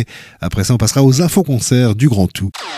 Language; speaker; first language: French; native; French